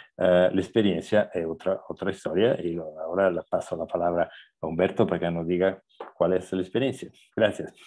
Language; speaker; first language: Spanish; non-native, fluent; Italian